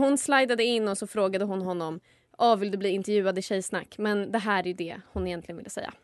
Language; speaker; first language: Swedish; native; Swedish